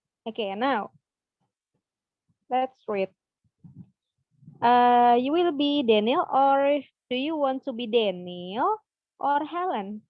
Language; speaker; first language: English; non-native, fluent; Indonesian